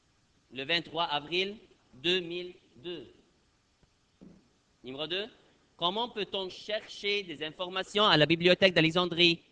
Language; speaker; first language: French; non-native, fluent; Arabic